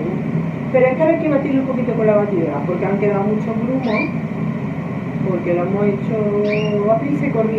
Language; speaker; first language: Spanish; native; Spanish